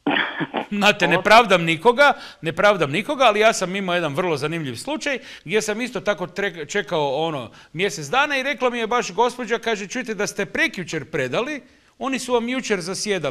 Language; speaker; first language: Serbian; native; Serbian